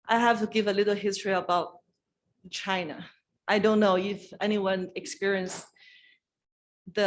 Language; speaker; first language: English; non-native, fluent; Chinese